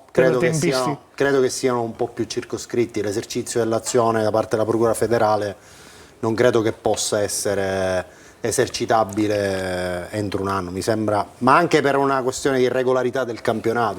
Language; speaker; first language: Italian; native; Italian